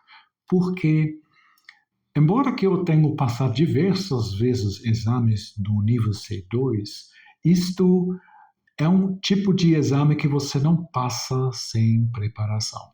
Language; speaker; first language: Portuguese; non-native, fluent; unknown